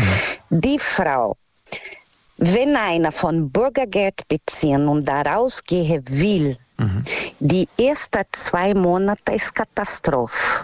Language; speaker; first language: German; non-native, learner; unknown